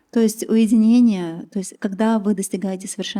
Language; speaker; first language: Russian; native; Russian